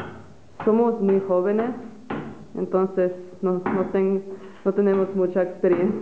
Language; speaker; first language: Spanish; non-native, learner; English